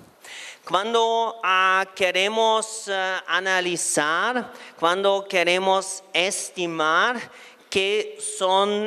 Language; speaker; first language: Spanish; non-native, fluent; German